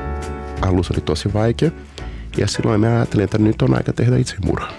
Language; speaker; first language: Finnish; non-native, fluent; Portuguese